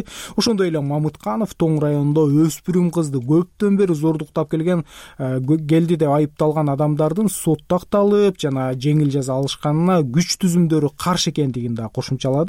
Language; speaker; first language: Kyrgyz; native; Kyrgyz